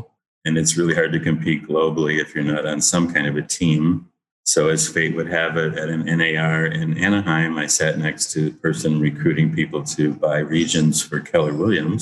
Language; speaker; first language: English; native; English